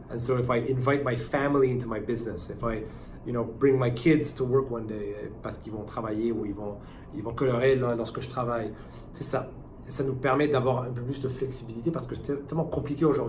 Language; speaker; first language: French; native; French